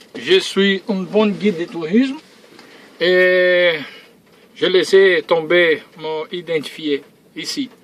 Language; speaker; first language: French; early bilingual, heritage; Portuguese